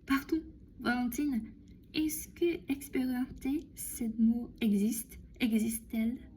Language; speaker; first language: French; non-native, learner; Chinese